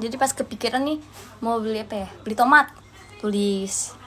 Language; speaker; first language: Indonesian; early bilingual, other home language; Japanese